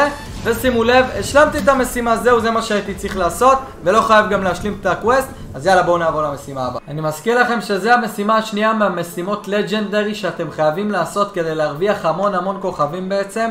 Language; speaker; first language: Hebrew; native; Hebrew